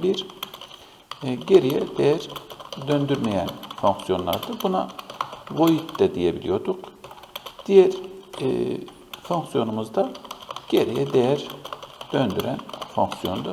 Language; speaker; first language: Turkish; native; Turkish